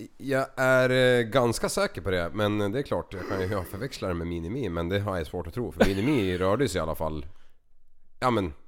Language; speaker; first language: Swedish; native; Swedish